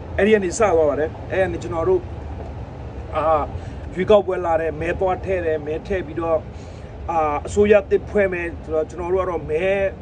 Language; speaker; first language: Burmese; non-native, local second language; Nepali